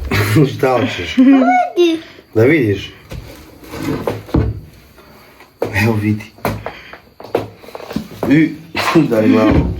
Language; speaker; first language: Croatian; native; Croatian